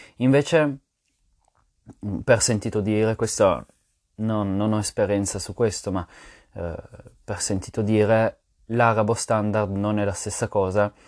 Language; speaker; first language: Italian; non-native, fluent; French